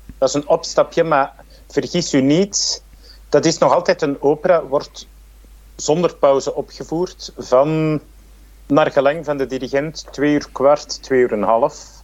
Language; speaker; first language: Dutch; native; Dutch